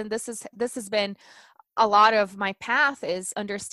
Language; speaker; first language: English; non-native, fluent; Portuguese